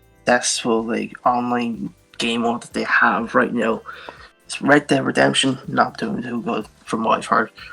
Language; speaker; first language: English; native; English